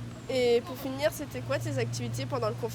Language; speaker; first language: French; native; French